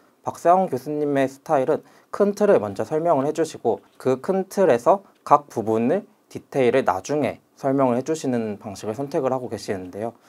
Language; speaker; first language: Korean; native; Korean